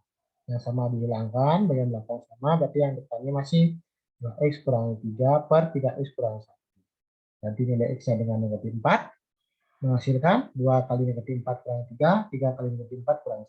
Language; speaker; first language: Indonesian; native; Indonesian